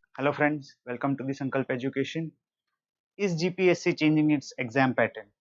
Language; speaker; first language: English; non-native, local second language; Gujarati